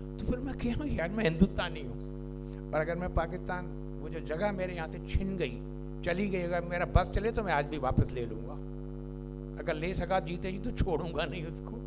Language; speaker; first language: Hindi; non-native, local second language; Punjabi